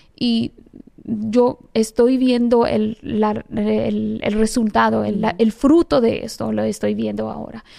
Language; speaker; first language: Spanish; non-native, fluent; Persian